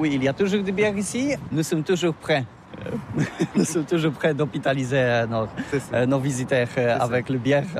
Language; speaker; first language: French; non-native, learner; Polish